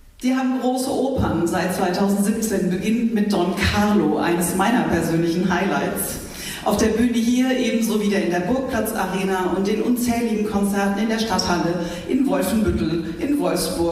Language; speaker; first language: German; native; German